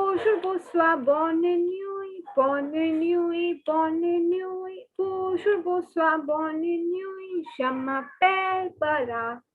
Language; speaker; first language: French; non-native, learner; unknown